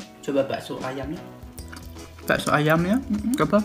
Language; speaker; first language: Indonesian; native; Indonesian